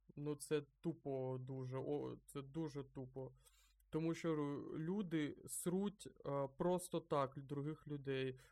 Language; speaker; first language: Ukrainian; non-native, local second language; Russian